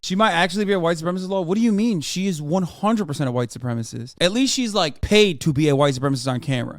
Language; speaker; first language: English; native; English